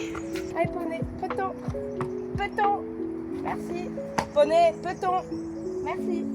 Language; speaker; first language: French; native; French